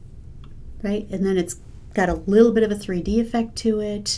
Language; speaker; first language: English; native; English